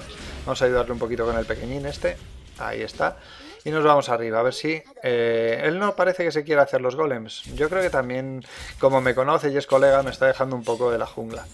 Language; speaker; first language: Spanish; native; Spanish